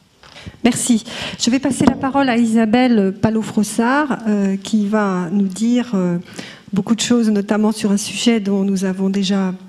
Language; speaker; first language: French; native; French